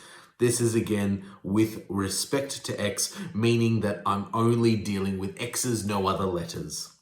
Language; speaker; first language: English; native; English